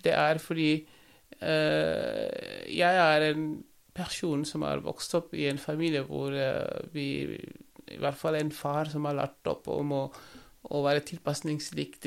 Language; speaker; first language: Norwegian; non-native, fluent; Wolof